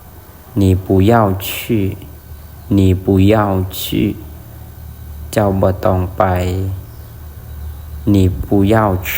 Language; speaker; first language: Chinese; non-native, learner; Lao